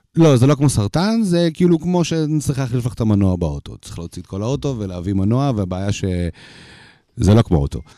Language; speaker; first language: Hebrew; early bilingual, other home language; Russian